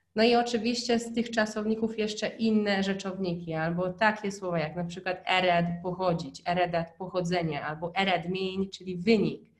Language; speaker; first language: Polish; non-native, fluent; Hungarian